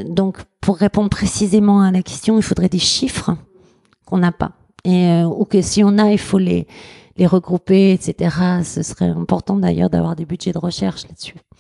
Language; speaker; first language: French; native; French